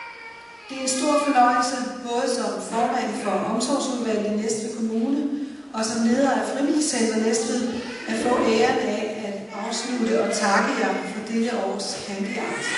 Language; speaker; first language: Danish; native; Danish